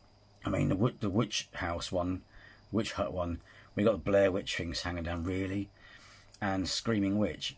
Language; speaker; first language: English; native; English